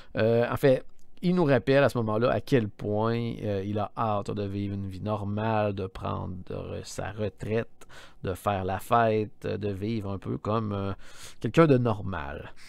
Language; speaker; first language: French; native; French